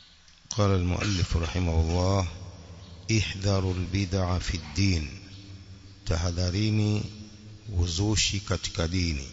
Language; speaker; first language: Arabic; non-native, fluent; Swahili